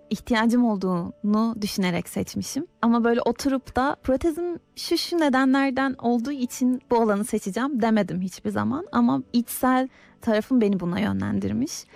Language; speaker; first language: Turkish; native; Turkish